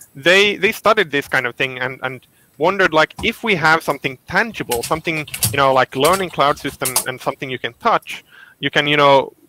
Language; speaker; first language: English; non-native, fluent; Finnish